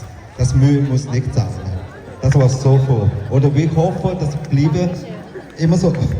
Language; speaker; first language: German; non-native, learner; Tibetan